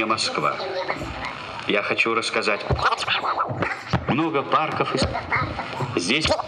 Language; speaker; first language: Russian; non-native, learner; Italian